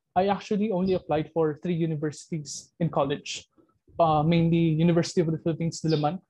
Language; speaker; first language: English; non-native, local second language; Filipino